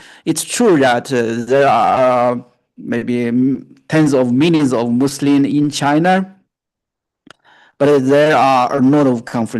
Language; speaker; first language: English; non-native, fluent; Chinese